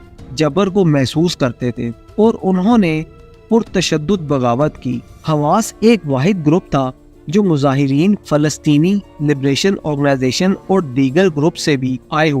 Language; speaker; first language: Urdu; native; Urdu